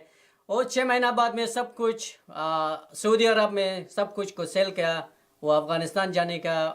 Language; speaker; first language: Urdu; non-native, learner; Persian